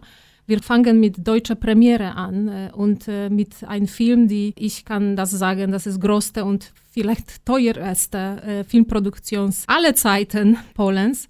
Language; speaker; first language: German; non-native, fluent; Polish